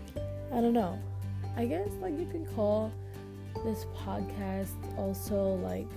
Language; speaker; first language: English; non-native, local second language; Filipino